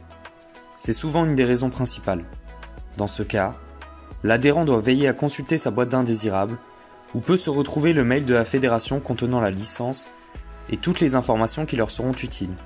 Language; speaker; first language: French; native; French